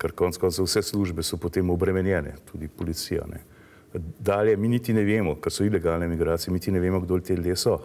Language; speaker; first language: Slovenian; native; Slovenian